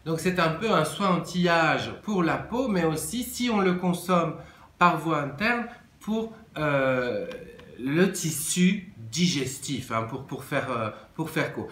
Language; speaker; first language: French; native; French